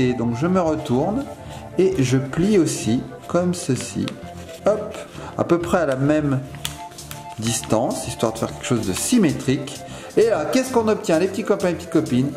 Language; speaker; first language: French; native; French